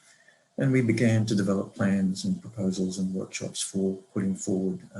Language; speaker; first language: English; native; English